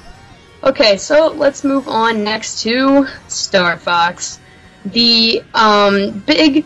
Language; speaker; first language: English; native; English